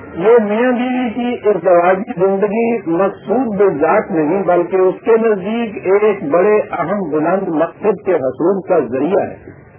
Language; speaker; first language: Urdu; non-native, local second language; Punjabi